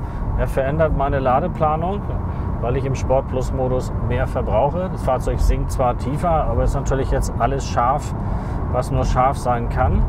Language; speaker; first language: German; native; German